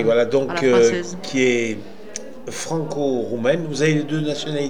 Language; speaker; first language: French; native; French